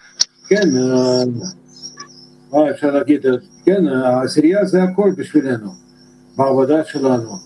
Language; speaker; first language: Hebrew; non-native, fluent; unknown